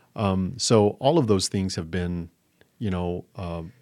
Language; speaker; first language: English; native; English